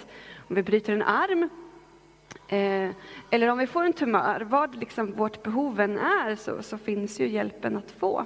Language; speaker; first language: Swedish; native; Swedish